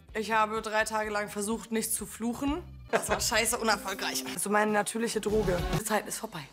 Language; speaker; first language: German; early bilingual, other home language; Polish